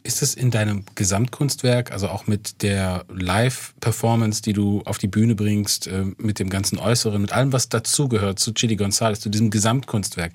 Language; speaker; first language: German; native; German